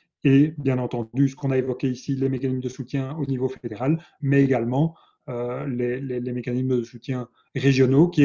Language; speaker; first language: French; native; French